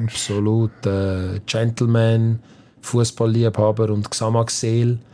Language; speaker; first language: German; early bilingual, other home language; Italian